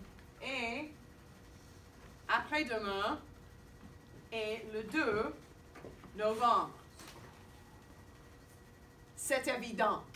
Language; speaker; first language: French; non-native, fluent; English